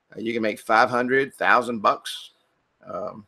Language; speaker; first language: English; native; English